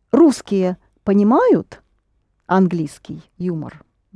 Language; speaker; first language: Russian; non-native, fluent; English